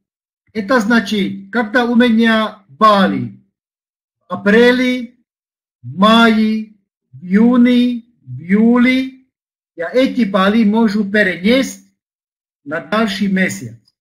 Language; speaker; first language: Russian; non-native, learner; Slovak